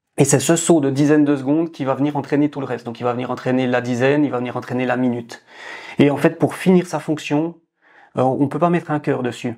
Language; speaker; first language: French; native; French